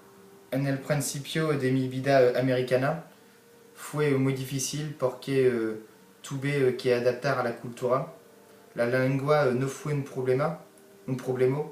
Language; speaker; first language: Spanish; non-native, learner; French